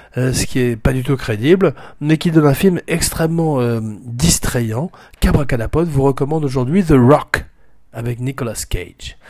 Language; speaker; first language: French; native; French